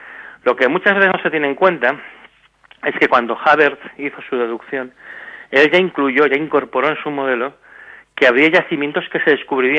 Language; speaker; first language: Spanish; native; Spanish